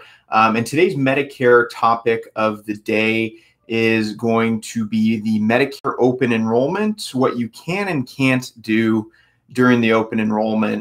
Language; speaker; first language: English; native; English